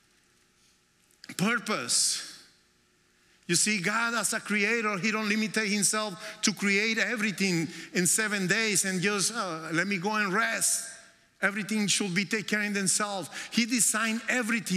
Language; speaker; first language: English; non-native, fluent; Spanish